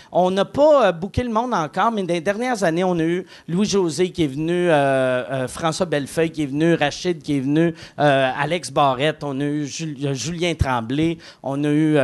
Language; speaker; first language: French; native; French